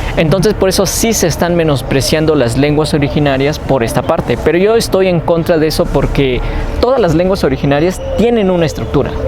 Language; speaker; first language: Spanish; non-native, local second language; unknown